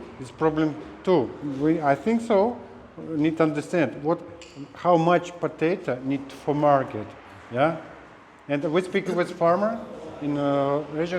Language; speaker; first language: English; non-native, learner; Russian